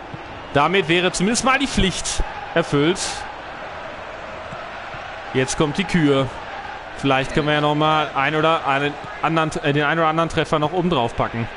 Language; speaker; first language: German; native; German